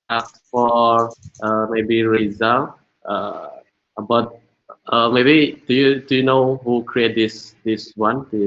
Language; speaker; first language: English; non-native, learner; Indonesian